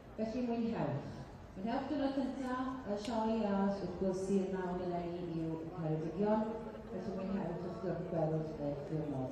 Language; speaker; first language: Welsh; native; Welsh